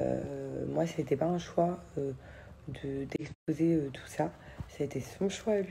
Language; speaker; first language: French; native; French